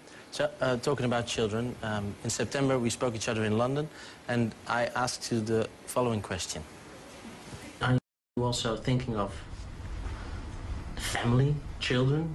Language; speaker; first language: English; non-native, fluent; Dutch